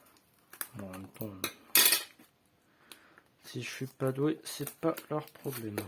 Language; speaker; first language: French; native; French